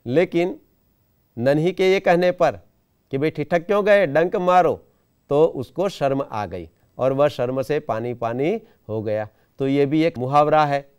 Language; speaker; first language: Hindi; non-native, local second language; Gujarati